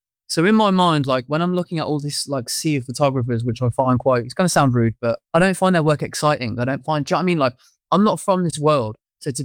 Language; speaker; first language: English; native; English